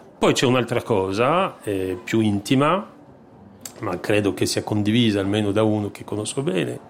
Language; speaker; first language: Italian; non-native, fluent; French